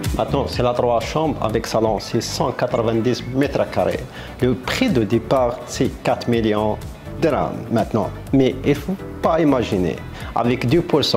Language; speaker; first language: French; non-native, fluent; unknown